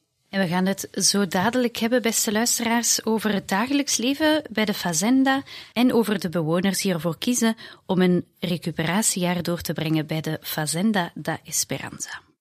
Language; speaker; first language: Dutch; native; Dutch